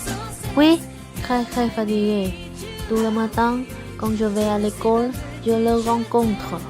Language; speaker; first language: French; non-native, learner; Vietnamese